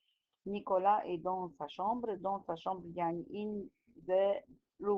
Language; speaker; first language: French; non-native, fluent; Arabic